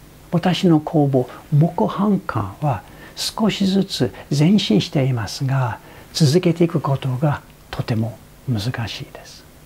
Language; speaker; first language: Japanese; non-native, fluent; English